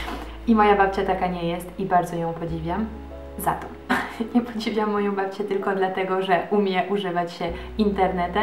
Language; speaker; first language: Polish; early bilingual, heritage; Polish